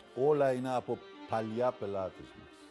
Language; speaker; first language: Greek; non-native, learner; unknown